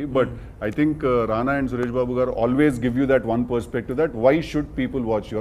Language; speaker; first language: Telugu; native; Telugu